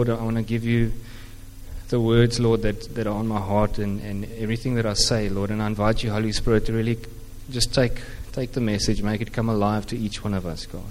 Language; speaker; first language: English; non-native, local second language; Afrikaans